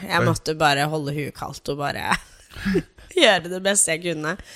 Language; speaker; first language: Norwegian; early bilingual, other home language; English